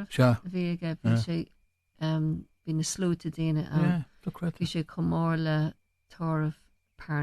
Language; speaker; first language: Irish; non-native, local second language; English